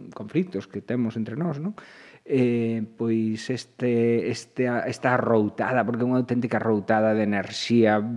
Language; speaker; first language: Galician; native; Galician